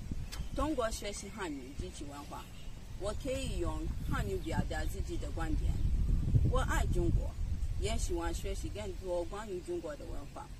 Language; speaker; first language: Chinese; non-native, learner; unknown